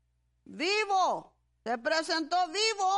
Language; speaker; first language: Spanish; early bilingual, heritage; Spanish